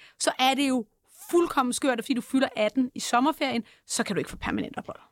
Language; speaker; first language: Danish; native; Danish